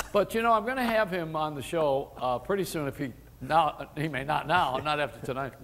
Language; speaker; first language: English; native; English